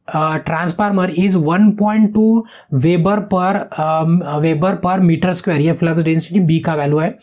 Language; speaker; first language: Hindi; non-native, local second language; Marathi